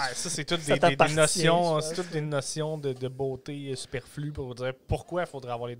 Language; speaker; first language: French; native; French